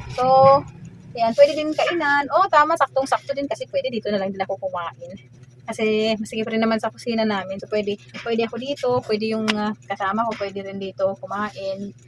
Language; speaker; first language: Filipino; native; Filipino